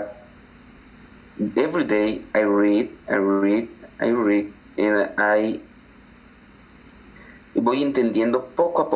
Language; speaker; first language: English; non-native, learner; Spanish